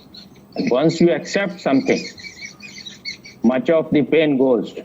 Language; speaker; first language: English; non-native, fluent; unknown